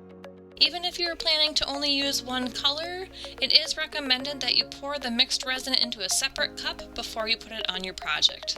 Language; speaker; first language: English; native; English